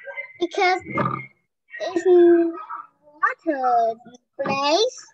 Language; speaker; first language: English; non-native, learner; Vietnamese